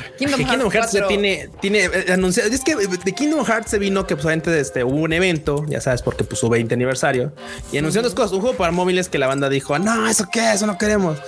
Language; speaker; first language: Spanish; native; Spanish